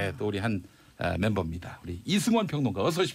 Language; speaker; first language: Korean; native; Korean